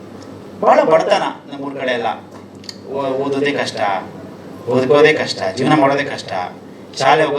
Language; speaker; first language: Kannada; native; Kannada